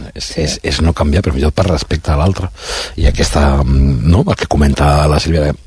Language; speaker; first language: Catalan; non-native, local second language; Spanish